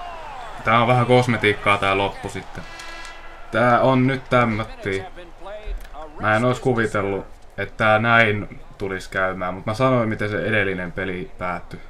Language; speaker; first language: Finnish; native; Finnish